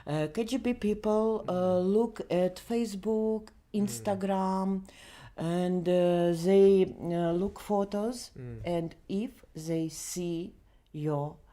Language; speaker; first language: English; non-native, learner; Belarusian